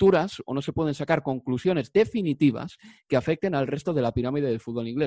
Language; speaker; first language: Spanish; native; Spanish